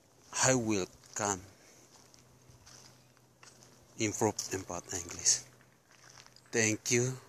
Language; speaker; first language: English; non-native, learner; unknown